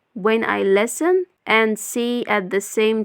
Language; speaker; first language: English; non-native, fluent; Arabic